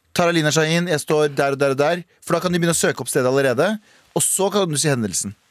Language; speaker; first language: Norwegian; early bilingual, other home language; Kurdish